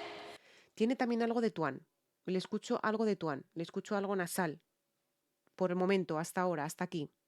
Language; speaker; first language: Spanish; native; Spanish